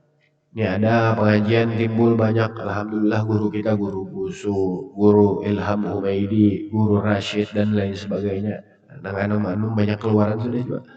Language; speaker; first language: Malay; non-native, local second language; Banjar